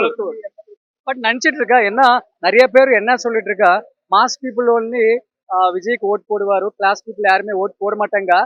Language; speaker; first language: Tamil; non-native, learner; Telugu